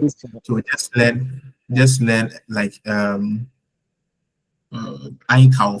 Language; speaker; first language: German; non-native, learner; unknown